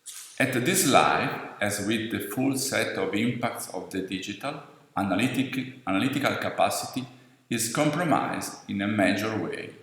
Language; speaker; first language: English; non-native, fluent; Italian